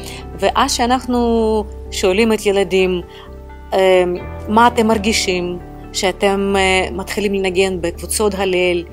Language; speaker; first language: Hebrew; non-native, fluent; Russian